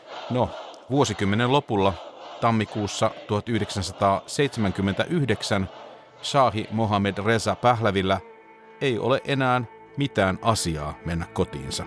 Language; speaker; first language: Finnish; native; Finnish